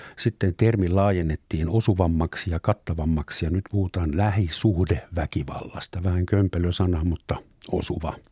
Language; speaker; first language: Finnish; non-native, fluent; German